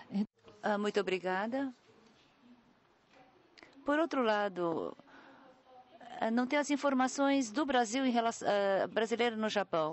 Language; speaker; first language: Portuguese; non-native, learner; Japanese